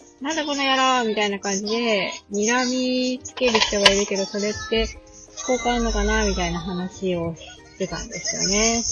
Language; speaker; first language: Japanese; native; Japanese